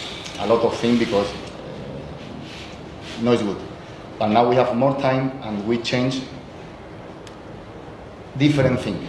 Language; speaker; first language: English; non-native, learner; Spanish